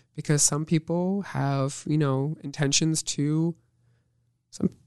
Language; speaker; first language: English; native; English